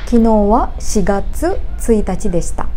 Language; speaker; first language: Japanese; non-native, learner; Sinhala